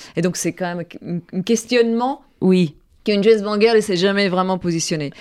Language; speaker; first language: French; non-native, fluent; Italian